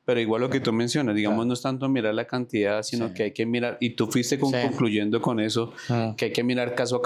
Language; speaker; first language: Spanish; native; Spanish